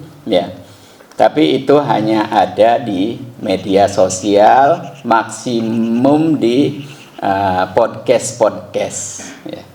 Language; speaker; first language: Indonesian; native; Indonesian